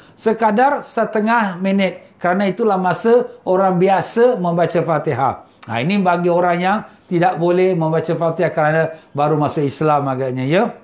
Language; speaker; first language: Malay; native; Malay